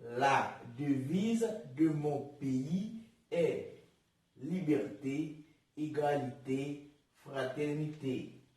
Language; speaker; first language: French; non-native, learner; Portuguese